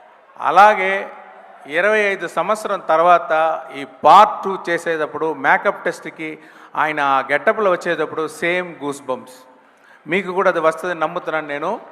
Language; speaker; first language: Telugu; non-native, learner; Tamil